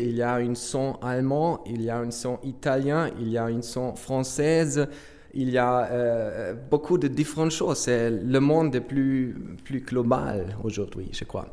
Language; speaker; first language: French; non-native, fluent; German